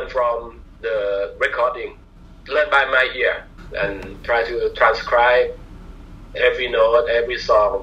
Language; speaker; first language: English; non-native, learner; Thai